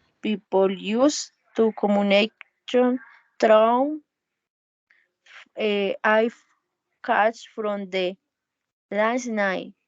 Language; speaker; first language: English; non-native, learner; Spanish